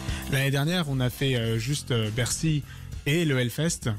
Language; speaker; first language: French; native; French